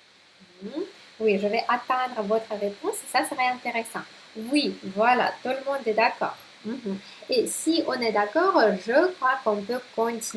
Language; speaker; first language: French; non-native, fluent; Russian